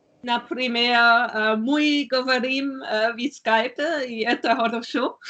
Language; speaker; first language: Russian; non-native, learner; German